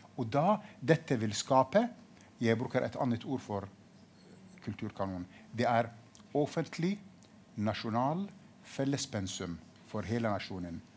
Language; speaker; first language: Norwegian; non-native, fluent; Arabic